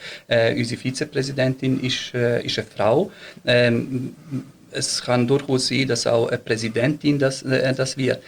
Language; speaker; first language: German; early bilingual, other home language; Bosnian